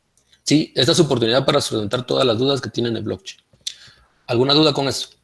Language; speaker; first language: Spanish; native; Spanish